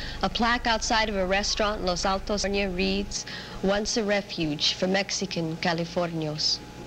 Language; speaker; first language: English; native; English